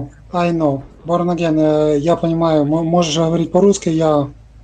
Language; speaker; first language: Russian; non-native, fluent; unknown